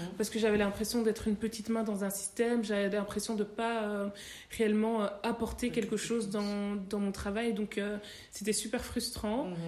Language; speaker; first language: French; native; French